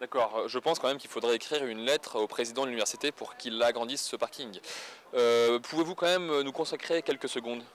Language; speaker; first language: French; native; French